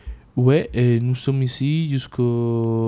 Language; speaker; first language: French; non-native, learner; Spanish